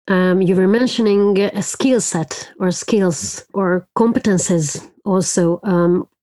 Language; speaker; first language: English; non-native, fluent; Hungarian